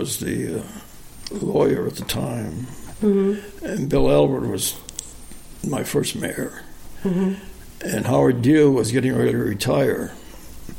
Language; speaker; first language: English; native; English